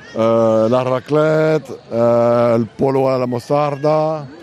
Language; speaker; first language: Italian; non-native, learner; French